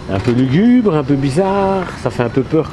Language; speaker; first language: French; native; French